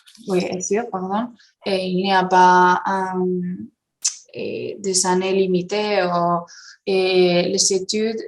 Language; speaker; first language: French; non-native, fluent; Spanish